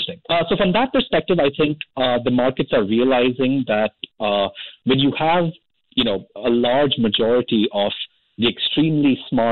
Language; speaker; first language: English; non-native, local second language; Hindi